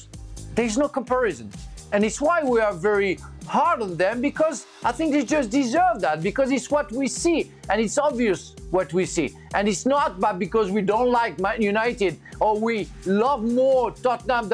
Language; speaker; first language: English; non-native, fluent; French